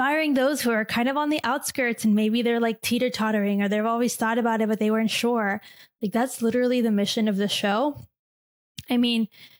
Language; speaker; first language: English; native; English